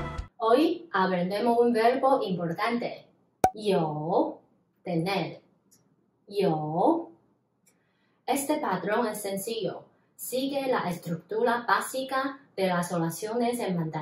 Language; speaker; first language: Spanish; non-native, fluent; Chinese